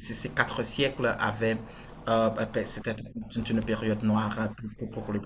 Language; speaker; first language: French; non-native, fluent; Portuguese